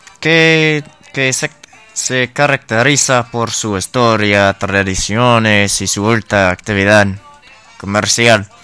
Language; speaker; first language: Spanish; non-native, learner; English